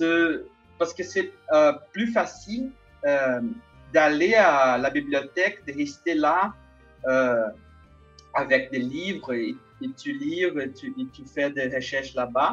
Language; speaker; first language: French; non-native, fluent; Portuguese